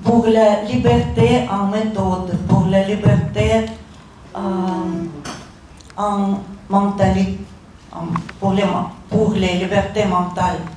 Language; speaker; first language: French; non-native, fluent; Russian